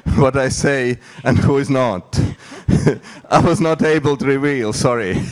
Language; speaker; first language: English; non-native, learner; Latvian